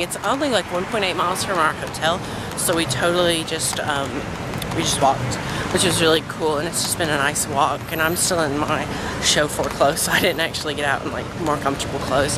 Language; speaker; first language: English; native; English